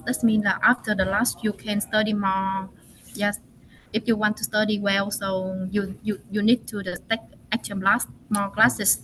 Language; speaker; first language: English; non-native, learner; Vietnamese